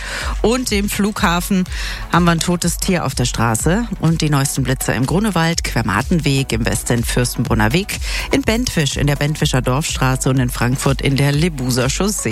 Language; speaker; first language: German; native; German